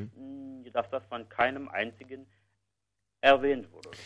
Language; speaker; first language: German; native; German